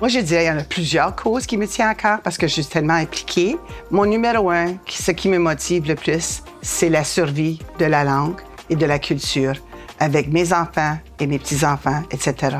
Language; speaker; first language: French; native; French